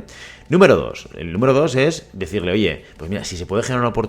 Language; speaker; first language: Spanish; native; Spanish